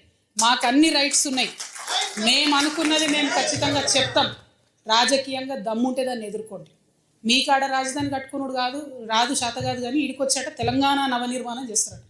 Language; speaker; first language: Telugu; native; Telugu